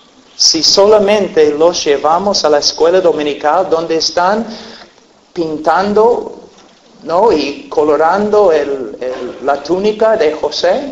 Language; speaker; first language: Spanish; non-native, fluent; English